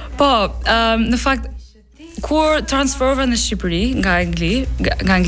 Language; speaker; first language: Albanian; non-native, learner; English